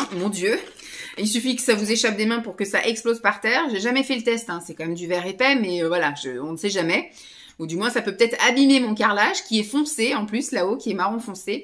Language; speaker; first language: French; native; French